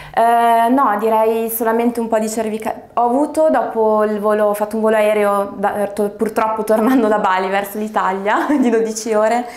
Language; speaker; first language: Italian; native; Italian